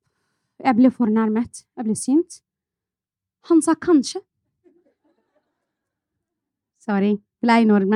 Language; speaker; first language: Norwegian; non-native, fluent; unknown